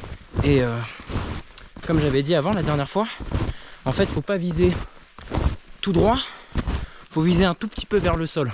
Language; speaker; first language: French; native; French